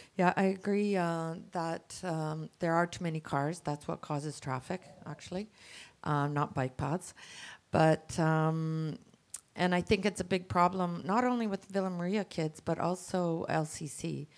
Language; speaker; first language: English; native; English